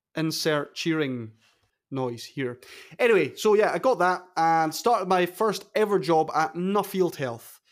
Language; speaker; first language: English; native; English